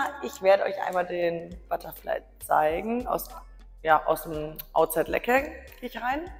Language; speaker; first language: German; native; German